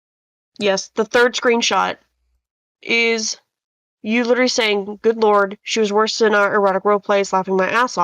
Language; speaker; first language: English; native; English